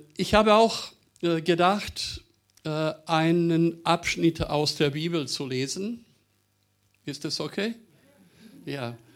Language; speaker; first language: German; non-native, fluent; Serbian